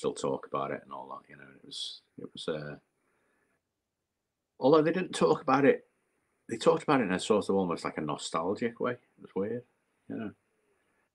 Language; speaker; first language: English; native; English